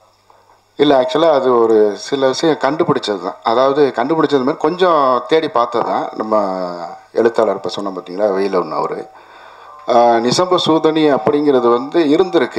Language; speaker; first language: Tamil; native; Tamil